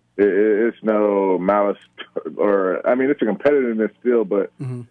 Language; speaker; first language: English; native; English